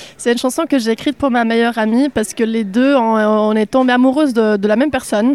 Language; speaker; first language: French; non-native, local second language; Swiss German